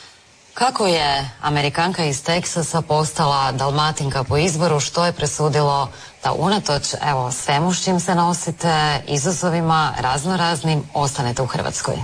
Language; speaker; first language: Serbian; native; Serbian